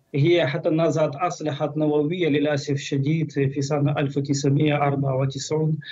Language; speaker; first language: Arabic; non-native, fluent; Ukrainian